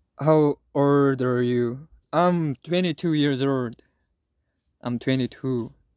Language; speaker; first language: English; non-native, learner; Korean